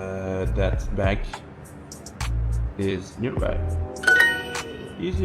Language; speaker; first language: English; non-native, learner; Indonesian